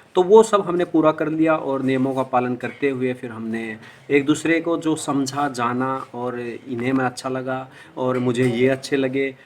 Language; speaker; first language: Hindi; native; Hindi